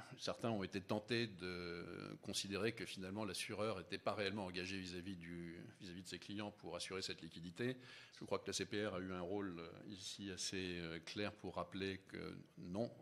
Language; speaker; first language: French; native; French